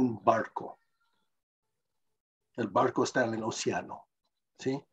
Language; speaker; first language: Spanish; non-native, fluent; English